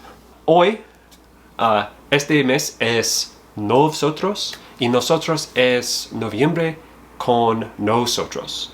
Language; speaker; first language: Spanish; non-native, learner; English